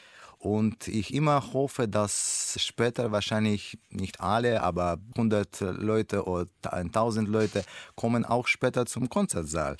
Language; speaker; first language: German; non-native, learner; Russian